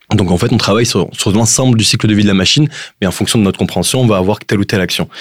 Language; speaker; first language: French; native; French